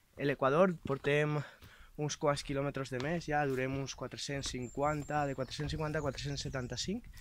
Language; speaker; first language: Catalan; native; Catalan